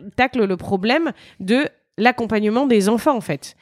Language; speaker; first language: French; native; French